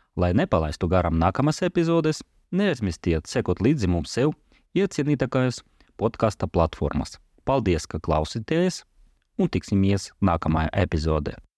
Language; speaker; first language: Latvian; non-native, local second language; Russian